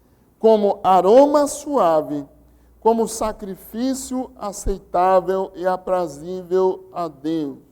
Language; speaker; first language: Portuguese; native; Portuguese